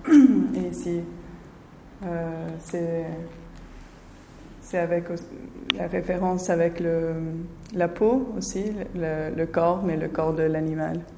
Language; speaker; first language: French; non-native, fluent; Spanish